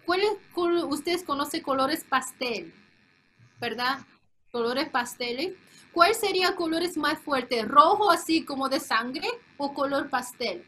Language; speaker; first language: Spanish; non-native, fluent; Korean